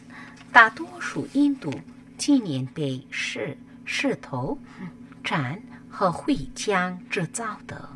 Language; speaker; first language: Chinese; non-native, learner; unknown